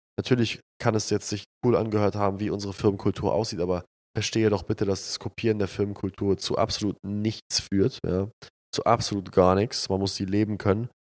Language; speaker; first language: German; early bilingual, other home language; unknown